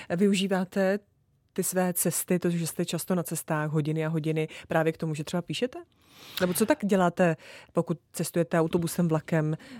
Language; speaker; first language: Czech; native; Czech